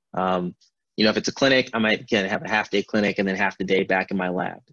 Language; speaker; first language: English; native; English